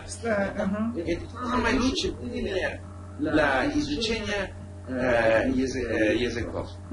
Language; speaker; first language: Russian; non-native, learner; English